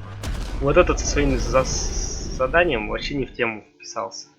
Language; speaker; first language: Russian; native; Russian